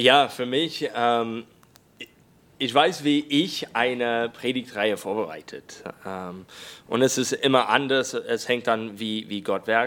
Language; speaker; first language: German; non-native, learner; English